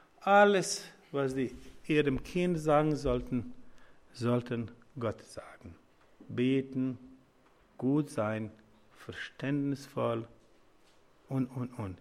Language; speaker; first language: German; non-native, learner; Croatian